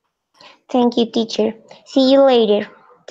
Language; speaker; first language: English; non-native, learner; Spanish